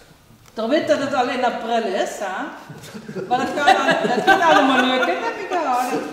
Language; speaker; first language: Dutch; native; Dutch